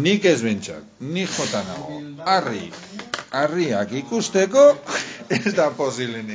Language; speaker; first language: Basque; non-native, learner; Spanish